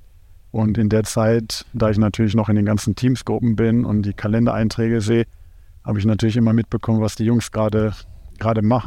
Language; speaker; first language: German; native; German